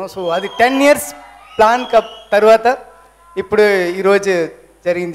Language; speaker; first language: Telugu; non-native, learner; Tamil